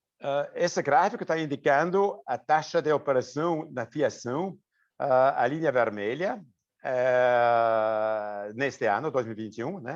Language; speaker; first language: Portuguese; non-native, fluent; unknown